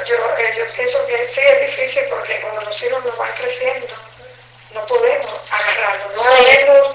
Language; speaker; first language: Spanish; native; Spanish